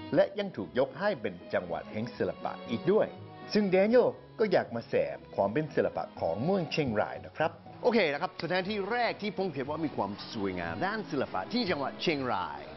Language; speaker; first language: Thai; non-native, fluent; English